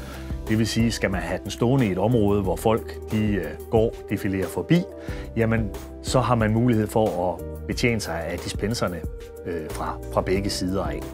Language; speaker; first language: Danish; native; Danish